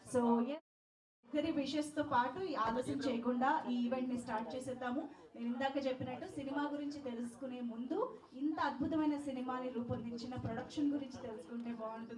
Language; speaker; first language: Telugu; native; Telugu